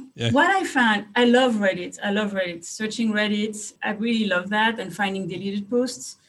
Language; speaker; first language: English; non-native, fluent; French